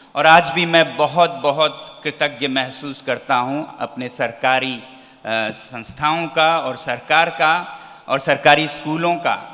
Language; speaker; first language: Hindi; non-native, local second language; Ladakhi